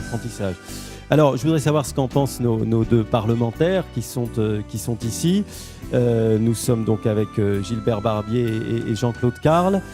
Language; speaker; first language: French; native; French